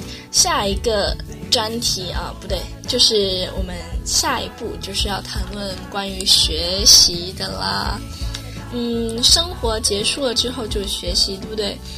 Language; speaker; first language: Chinese; native; Chinese